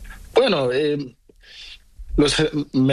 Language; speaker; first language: Spanish; non-native, learner; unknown